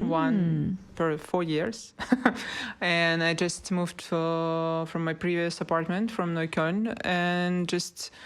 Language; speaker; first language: English; non-native, learner; Russian